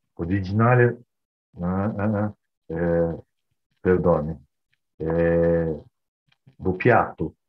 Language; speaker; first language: Italian; non-native, learner; Portuguese